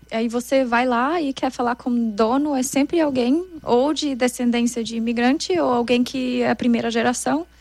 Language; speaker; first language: Portuguese; non-native, fluent; German